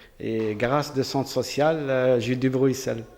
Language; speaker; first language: French; non-native, learner; Arabic